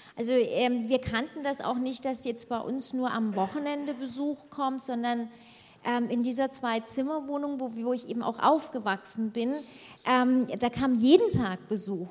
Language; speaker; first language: German; early bilingual, other home language; Turkish